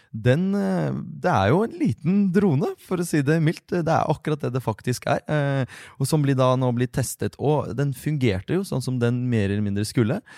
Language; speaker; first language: Norwegian; early bilingual, other home language; Russian